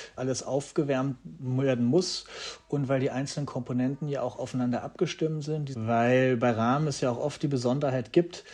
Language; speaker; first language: German; native; German